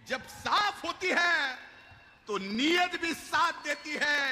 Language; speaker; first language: Hindi; non-native, local second language; Marathi